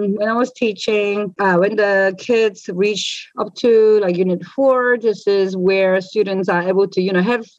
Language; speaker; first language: English; native; English